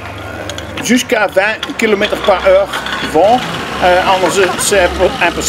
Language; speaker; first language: French; non-native, local second language; Dutch